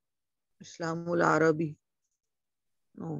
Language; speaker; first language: Arabic; non-native, learner; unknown